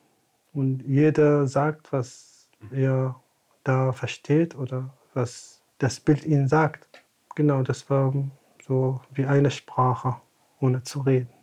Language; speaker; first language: German; non-native, fluent; Tamasheq